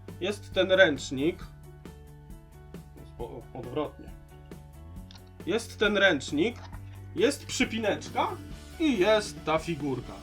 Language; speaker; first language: Polish; native; Polish